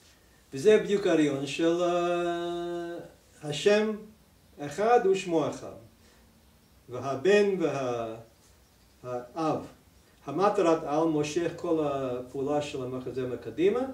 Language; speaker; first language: Hebrew; non-native, fluent; English